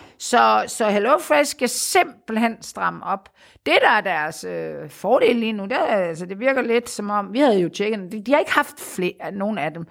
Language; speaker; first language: Danish; native; Danish